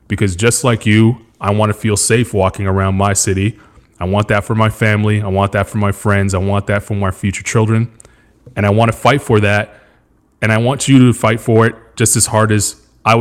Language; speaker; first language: English; native; English